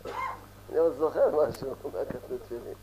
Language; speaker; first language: Hebrew; early bilingual, other home language; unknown